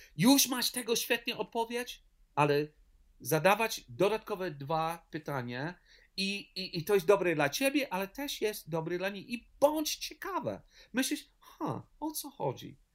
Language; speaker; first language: Polish; non-native, learner; English